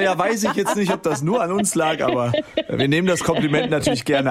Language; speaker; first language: German; native; German